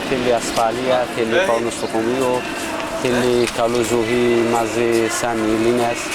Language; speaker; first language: Greek; non-native, learner; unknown